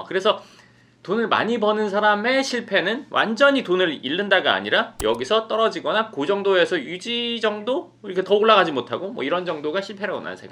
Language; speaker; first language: Korean; native; Korean